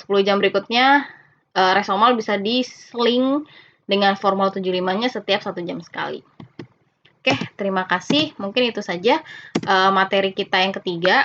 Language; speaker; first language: Indonesian; native; Indonesian